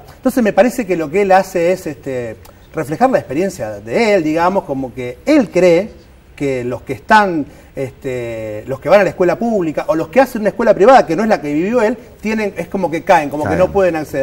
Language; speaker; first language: Spanish; native; Spanish